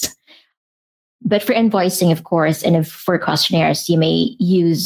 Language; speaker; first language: English; non-native, local second language; Filipino